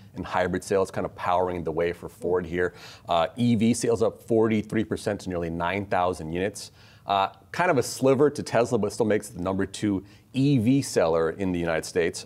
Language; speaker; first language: English; native; English